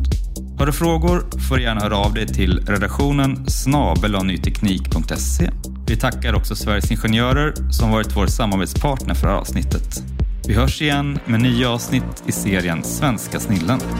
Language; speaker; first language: Swedish; native; Swedish